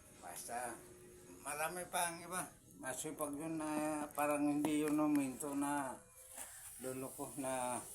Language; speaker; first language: Filipino; non-native, local second language; Waray